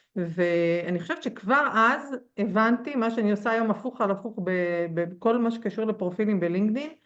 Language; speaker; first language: Hebrew; native; Hebrew